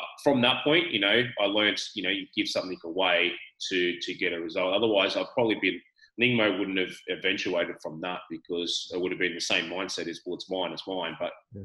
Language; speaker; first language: English; native; English